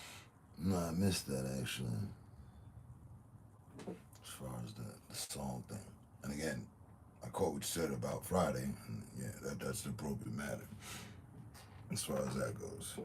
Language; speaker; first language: English; native; English